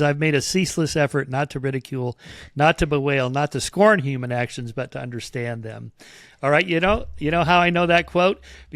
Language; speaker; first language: English; native; English